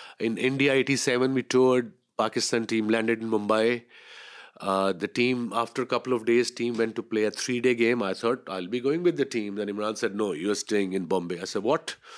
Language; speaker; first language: English; non-native, local second language; Urdu